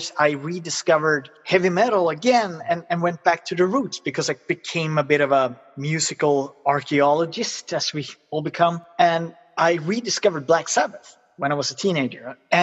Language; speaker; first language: English; non-native, fluent; Swedish